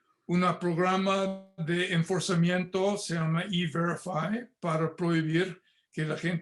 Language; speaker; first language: Spanish; non-native, fluent; English